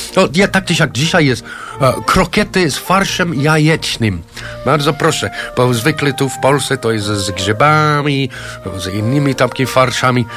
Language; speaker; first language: Polish; non-native, fluent; English